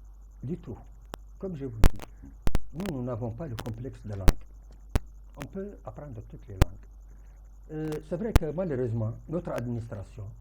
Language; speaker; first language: French; non-native, local second language; Arabic